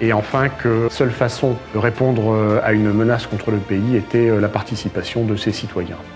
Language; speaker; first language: French; native; French